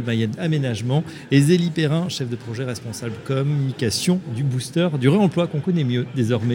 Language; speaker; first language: French; native; French